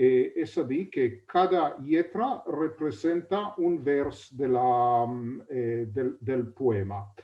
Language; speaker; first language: Catalan; non-native, fluent; Hebrew